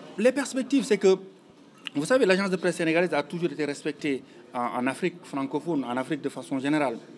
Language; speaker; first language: French; non-native, local second language; Wolof